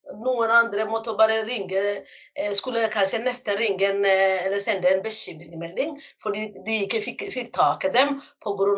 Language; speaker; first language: Norwegian; non-native, fluent; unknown